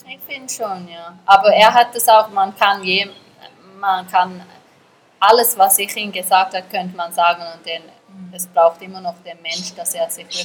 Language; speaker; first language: German; early bilingual, heritage; German